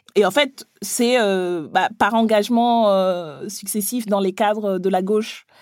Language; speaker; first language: French; early bilingual, other home language; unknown